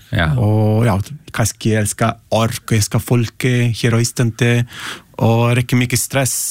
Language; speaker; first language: Icelandic; non-native, learner; Italian